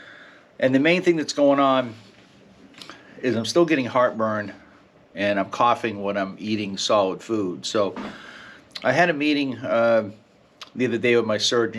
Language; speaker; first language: English; native; English